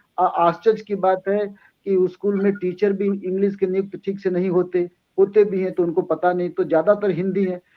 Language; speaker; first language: Hindi; native; Hindi